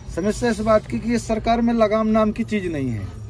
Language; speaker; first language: Hindi; native; Hindi